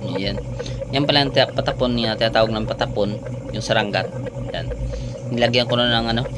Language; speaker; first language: Filipino; non-native, local second language; Cebuano